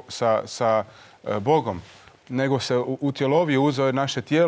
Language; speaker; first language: Croatian; native; Croatian